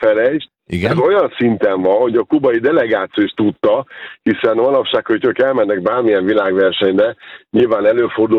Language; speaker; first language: Hungarian; native; Hungarian